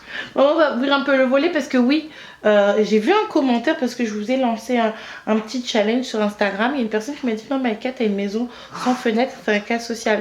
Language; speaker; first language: French; native; French